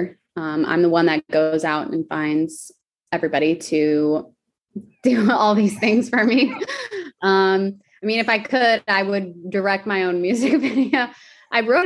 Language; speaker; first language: English; native; English